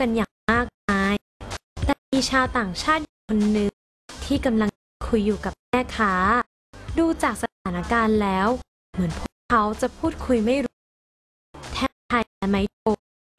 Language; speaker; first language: Thai; native; Thai